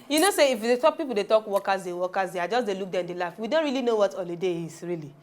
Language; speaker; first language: Nigerian Pidgin; non-native, local second language; Yoruba